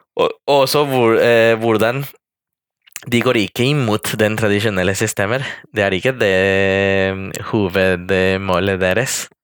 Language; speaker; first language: Norwegian; non-native, fluent; Spanish